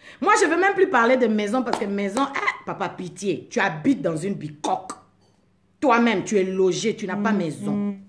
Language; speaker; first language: French; non-native, local second language; Lingala